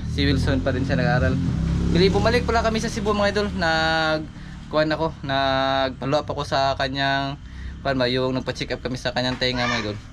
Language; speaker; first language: Filipino; non-native, local second language; Cebuano